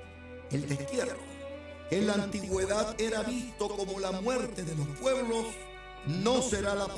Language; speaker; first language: Spanish; native; Spanish